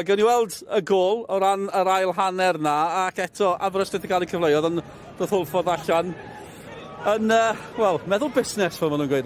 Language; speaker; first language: Welsh; native; Welsh